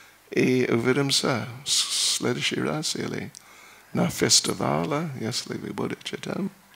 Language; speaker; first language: Russian; non-native, learner; English